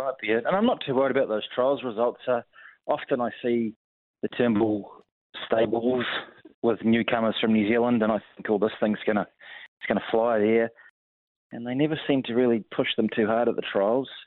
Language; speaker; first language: English; native; English